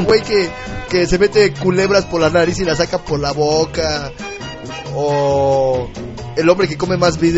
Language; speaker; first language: Spanish; native; Spanish